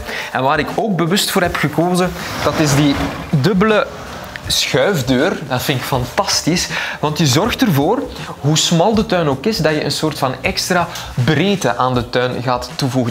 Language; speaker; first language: Dutch; native; Dutch